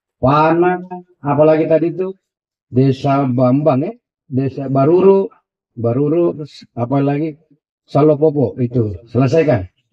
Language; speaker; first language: Indonesian; non-native, local second language; Buginese